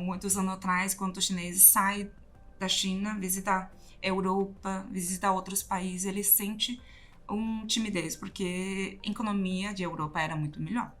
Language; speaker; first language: Portuguese; non-native, fluent; Chinese